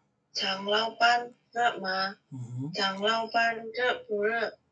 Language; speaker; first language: Chinese; non-native, learner; Indonesian